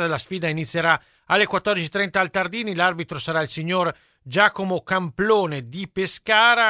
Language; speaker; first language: Italian; native; Italian